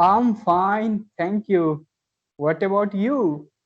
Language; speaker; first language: English; non-native, learner; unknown